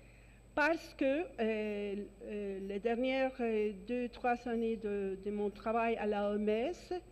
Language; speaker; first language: French; non-native, fluent; Spanish